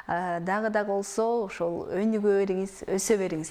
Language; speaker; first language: Kyrgyz; native; Kyrgyz